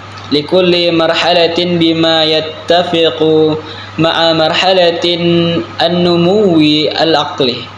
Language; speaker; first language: Arabic; non-native, learner; Indonesian